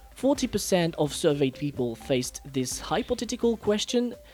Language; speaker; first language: English; non-native, fluent; French